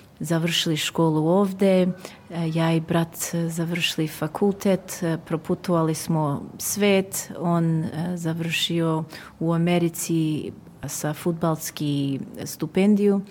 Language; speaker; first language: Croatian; early bilingual, heritage; Serbian